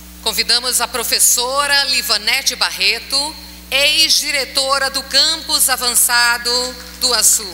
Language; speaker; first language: Portuguese; native; Portuguese